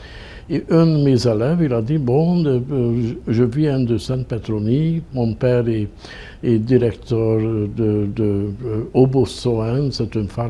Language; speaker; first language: French; non-native, fluent; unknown